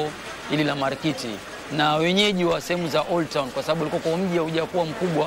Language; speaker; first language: Swahili; native; Swahili